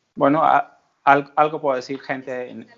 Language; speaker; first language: Spanish; non-native, learner; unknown